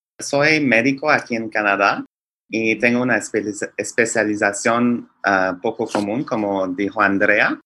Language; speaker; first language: Spanish; non-native, fluent; English